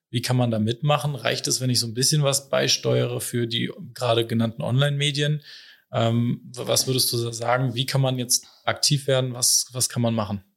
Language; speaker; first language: German; native; German